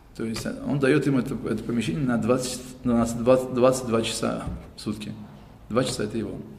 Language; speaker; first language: Russian; early bilingual, heritage; Russian